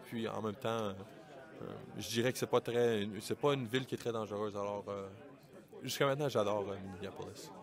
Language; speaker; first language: French; native; French